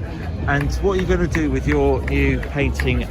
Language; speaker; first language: English; native; English